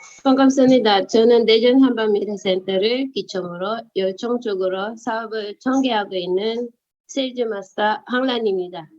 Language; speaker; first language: Korean; early bilingual, other home language; Filipino